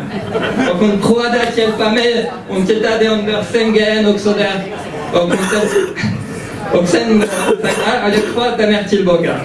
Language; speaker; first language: Swedish; early bilingual, heritage; French